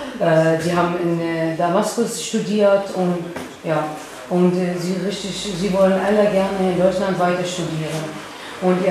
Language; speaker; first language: German; non-native, learner; Arabic